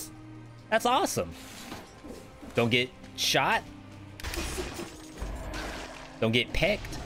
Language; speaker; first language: English; native; English